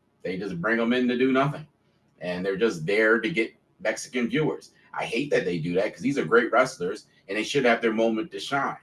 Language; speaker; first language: English; native; English